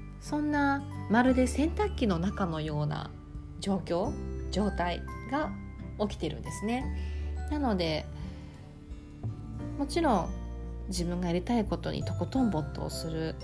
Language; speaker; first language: Japanese; native; Japanese